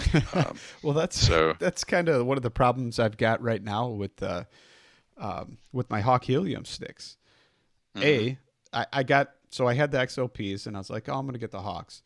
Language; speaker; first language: English; native; English